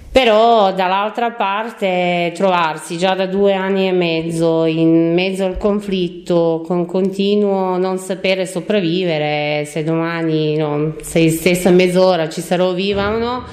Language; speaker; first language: Italian; non-native, fluent; Croatian